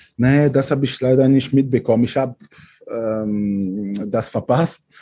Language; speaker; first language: German; non-native, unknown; French